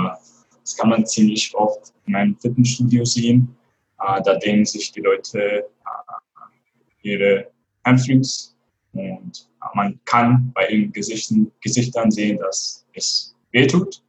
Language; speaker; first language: German; non-native, fluent; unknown